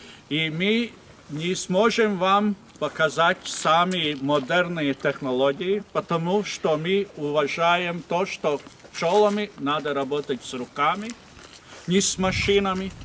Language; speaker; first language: Russian; non-native, learner; Latvian